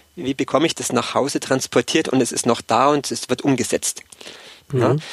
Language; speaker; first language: German; native; German